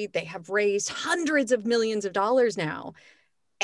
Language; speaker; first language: English; native; English